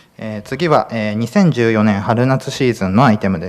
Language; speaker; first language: Japanese; native; Japanese